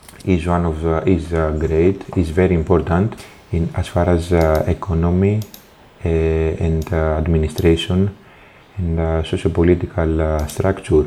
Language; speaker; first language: English; non-native, fluent; Greek